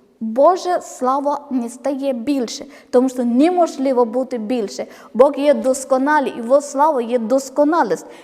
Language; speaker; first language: Ukrainian; non-native, learner; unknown